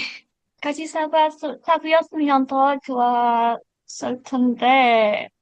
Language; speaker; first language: Korean; non-native, learner; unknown